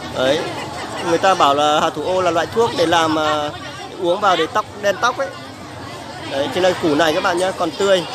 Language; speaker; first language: Vietnamese; native; Vietnamese